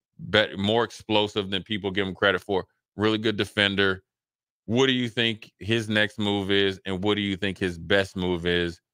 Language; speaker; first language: English; native; English